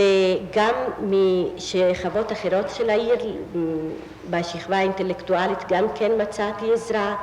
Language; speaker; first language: Hebrew; non-native, fluent; Italian